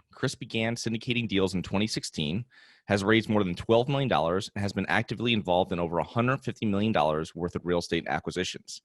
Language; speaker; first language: English; native; English